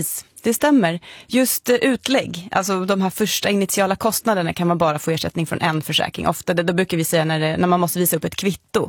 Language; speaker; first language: Swedish; native; Swedish